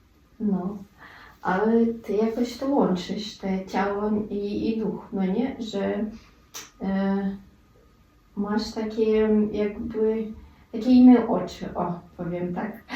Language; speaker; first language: Polish; non-native, fluent; Russian